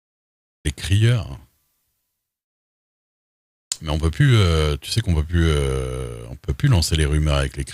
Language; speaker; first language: French; native; French